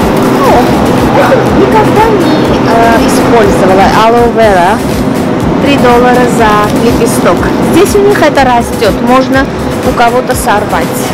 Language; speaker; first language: Russian; non-native, fluent; Armenian